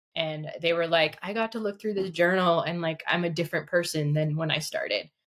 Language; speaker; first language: English; early bilingual, other home language; Russian